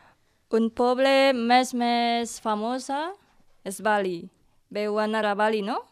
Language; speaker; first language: Catalan; non-native, learner; Indonesian